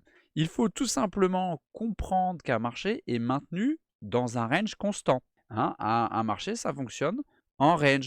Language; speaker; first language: French; native; French